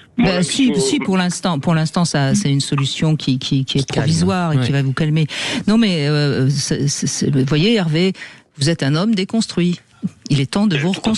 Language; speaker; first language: French; native; French